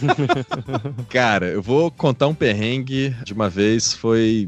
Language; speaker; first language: Portuguese; native; Portuguese